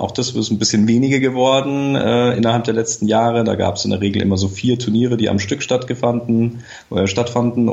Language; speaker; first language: German; native; German